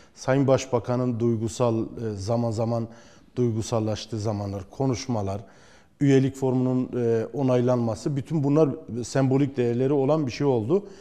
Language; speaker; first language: Turkish; native; Turkish